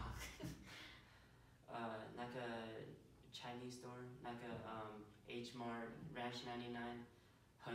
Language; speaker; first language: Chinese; non-native, learner; English